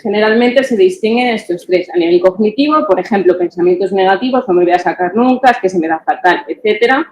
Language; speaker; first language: Spanish; native; Spanish